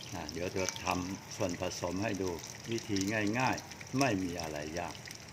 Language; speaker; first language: Thai; non-native, fluent; Chinese